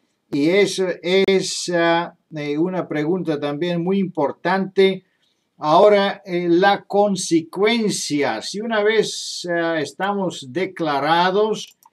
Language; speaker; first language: Spanish; non-native, fluent; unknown